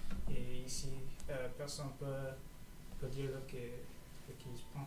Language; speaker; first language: French; non-native, learner; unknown